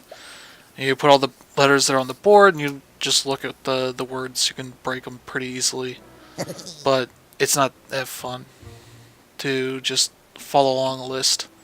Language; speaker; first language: English; native; English